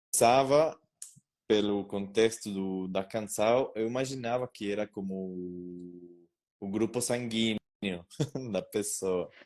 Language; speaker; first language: Portuguese; non-native, learner; Spanish